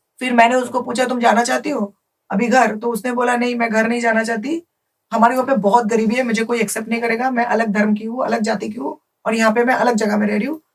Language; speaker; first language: Hindi; non-native, local second language; Bangla